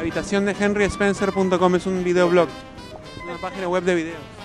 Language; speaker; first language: Spanish; native; Spanish